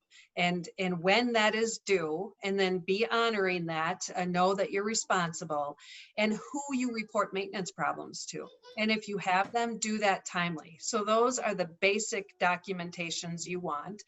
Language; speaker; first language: English; native; English